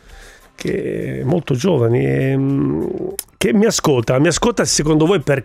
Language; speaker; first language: Italian; native; Italian